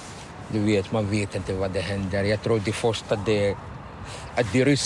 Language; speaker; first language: Swedish; non-native, learner; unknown